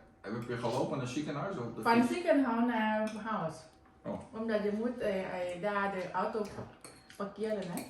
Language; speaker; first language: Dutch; non-native, learner; Thai